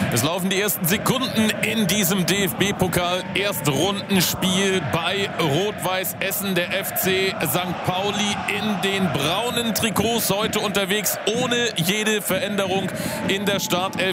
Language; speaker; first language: German; native; German